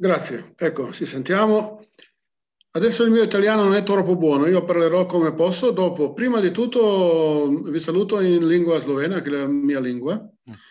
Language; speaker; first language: Italian; non-native, local second language; Slovenian